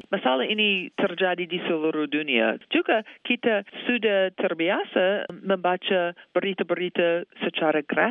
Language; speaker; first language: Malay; non-native, fluent; English